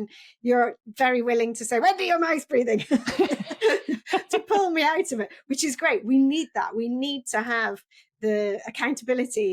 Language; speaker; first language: English; native; English